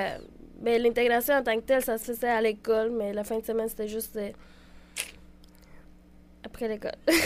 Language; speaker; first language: French; early bilingual, other home language; Spanish